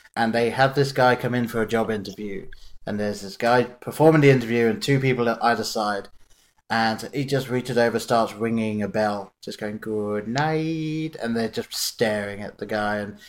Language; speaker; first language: English; native; English